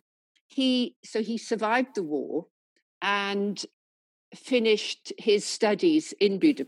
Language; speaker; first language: English; native; English